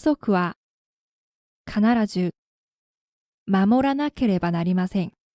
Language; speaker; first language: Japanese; non-native, fluent; Korean